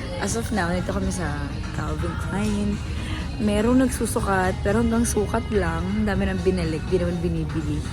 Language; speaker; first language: Filipino; native; Filipino